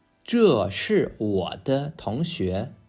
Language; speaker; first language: Chinese; non-native, fluent; English